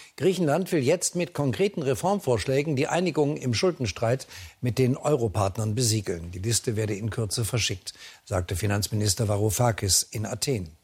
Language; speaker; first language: German; native; German